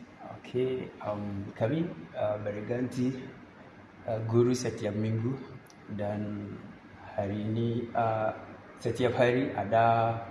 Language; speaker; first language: Indonesian; non-native, learner; English